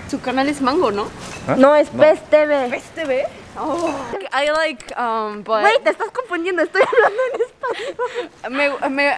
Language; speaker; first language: Spanish; early bilingual, other home language; Korean